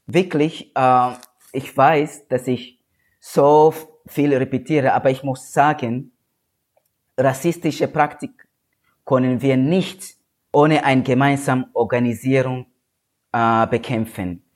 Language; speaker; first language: German; non-native, learner; Swahili